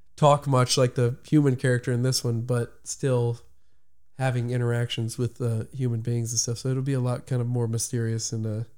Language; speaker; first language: English; native; English